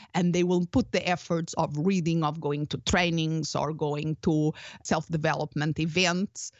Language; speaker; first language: English; non-native, fluent; Portuguese